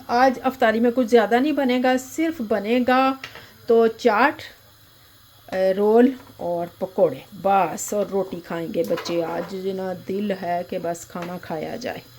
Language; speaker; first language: Urdu; non-native, local second language; Punjabi